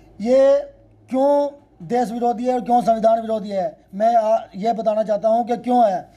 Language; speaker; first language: Hindi; non-native, local second language; Punjabi